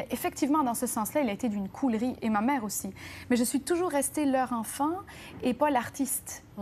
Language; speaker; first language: French; native; French